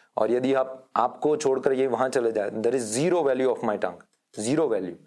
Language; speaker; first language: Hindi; non-native, local second language; Gujarati